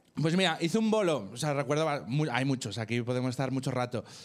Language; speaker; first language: Spanish; native; Spanish